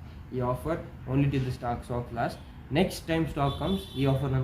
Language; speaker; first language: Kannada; non-native, local second language; Hindi